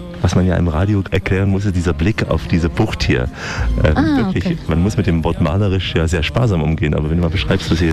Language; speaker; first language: German; native; German